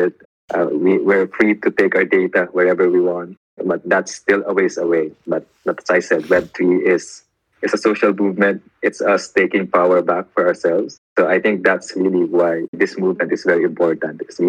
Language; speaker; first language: English; non-native, local second language; Filipino